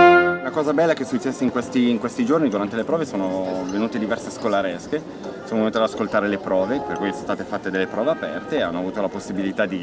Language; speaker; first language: Italian; native; Italian